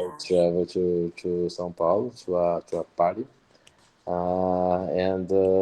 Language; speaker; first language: English; non-native, learner; Portuguese